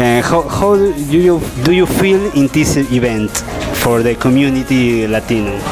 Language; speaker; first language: English; non-native, learner; Spanish